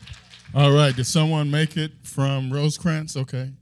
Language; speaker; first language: English; native; English